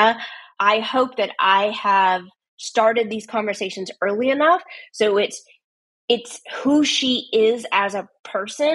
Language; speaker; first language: English; native; English